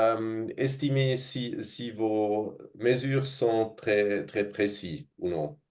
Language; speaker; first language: French; non-native, fluent; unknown